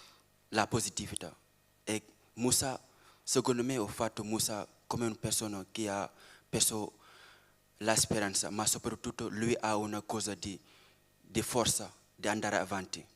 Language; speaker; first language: Italian; non-native, learner; Wolof